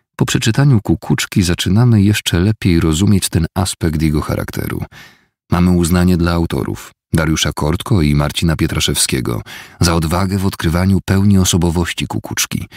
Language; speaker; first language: Polish; native; Polish